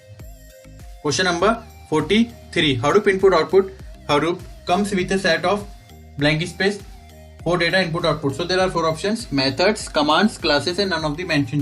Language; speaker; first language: English; non-native, local second language; Hindi